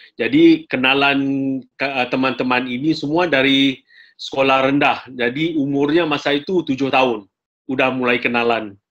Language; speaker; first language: Malay; non-native, local second language; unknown